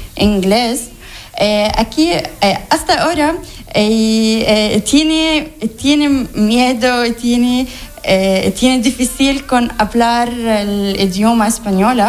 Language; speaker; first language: Spanish; non-native, learner; Arabic